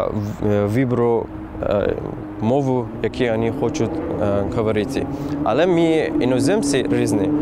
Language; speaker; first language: Ukrainian; non-native, learner; Persian